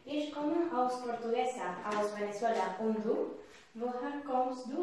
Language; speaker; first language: German; non-native, learner; Spanish